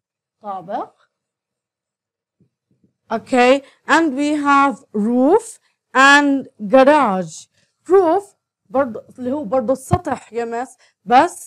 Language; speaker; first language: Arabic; native; Arabic